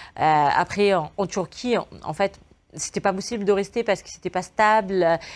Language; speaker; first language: French; non-native, fluent; Arabic